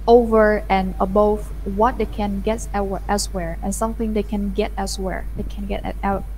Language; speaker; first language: English; non-native, fluent; Vietnamese